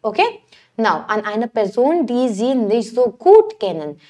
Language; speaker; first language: German; non-native, fluent; Hindi